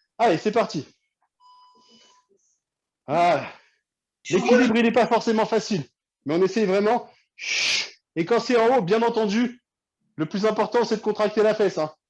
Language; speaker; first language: French; native; French